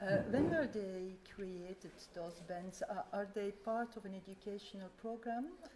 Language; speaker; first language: English; non-native, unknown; French